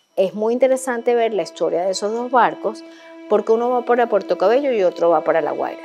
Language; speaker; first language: Spanish; native; Spanish